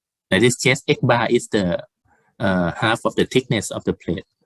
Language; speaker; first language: English; non-native, fluent; Thai